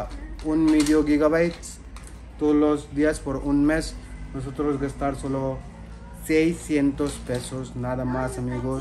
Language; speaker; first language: Spanish; non-native, learner; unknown